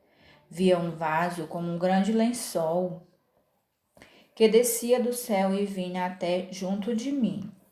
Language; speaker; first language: Portuguese; native; Portuguese